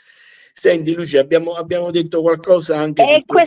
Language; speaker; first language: Italian; native; Italian